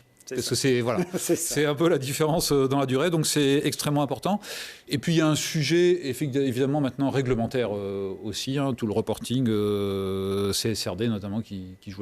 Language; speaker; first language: French; native; French